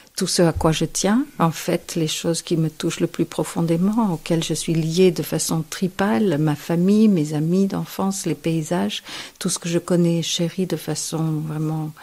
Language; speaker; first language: French; non-native, fluent; English